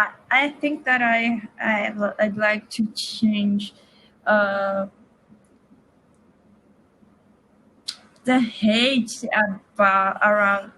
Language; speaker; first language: English; non-native, learner; Portuguese